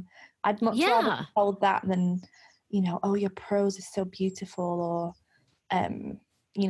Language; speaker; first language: English; native; English